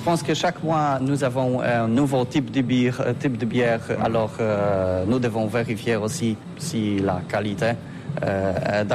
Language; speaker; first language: French; non-native, learner; Polish